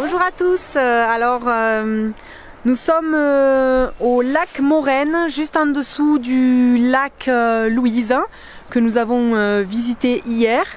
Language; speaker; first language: French; native; French